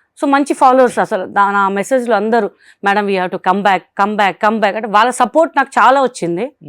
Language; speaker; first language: Telugu; non-native, local second language; Hindi